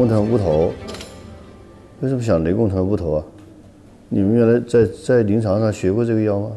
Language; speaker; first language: Chinese; native; Chinese